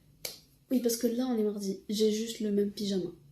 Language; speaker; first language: French; non-native, local second language; Arabic